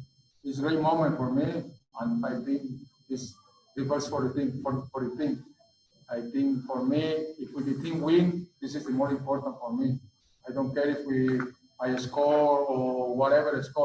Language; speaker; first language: English; non-native, learner; Spanish